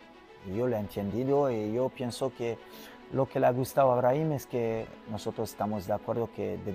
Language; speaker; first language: Spanish; non-native, fluent; French